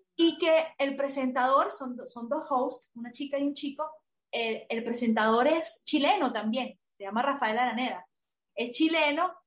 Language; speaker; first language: Spanish; native; Spanish